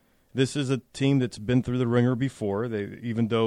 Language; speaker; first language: English; native; English